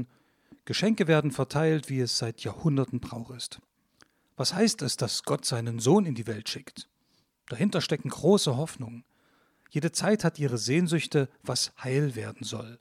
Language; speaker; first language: German; native; German